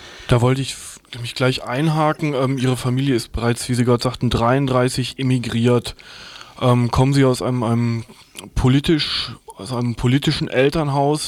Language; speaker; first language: German; native; German